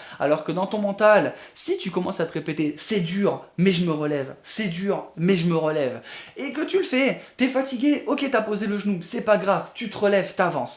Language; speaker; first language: French; native; French